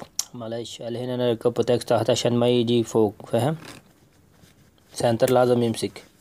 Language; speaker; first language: Arabic; non-native, learner; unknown